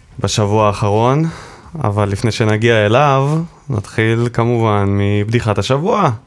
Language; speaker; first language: Hebrew; native; Hebrew